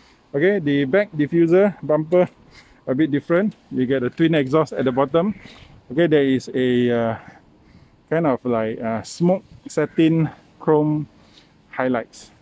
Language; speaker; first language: English; non-native, local second language; Malay